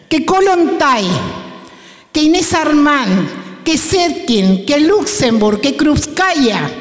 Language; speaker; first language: Spanish; native; Spanish